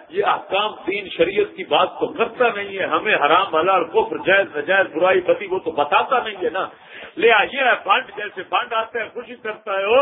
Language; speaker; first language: Urdu; non-native, local second language; Punjabi